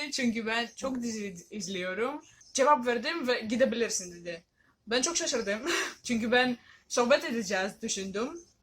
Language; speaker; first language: Turkish; non-native, learner; Greek